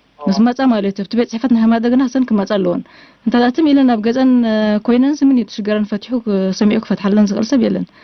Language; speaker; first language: Tigrinya; non-native, local second language; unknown